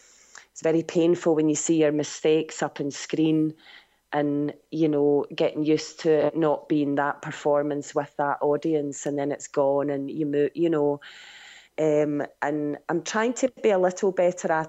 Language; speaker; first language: English; native; English